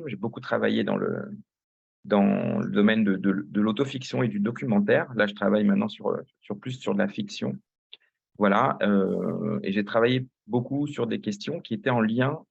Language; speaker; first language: French; native; French